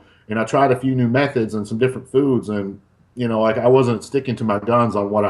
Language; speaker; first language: English; native; English